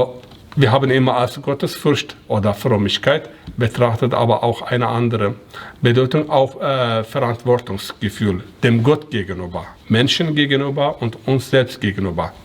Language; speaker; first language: German; non-native, learner; Persian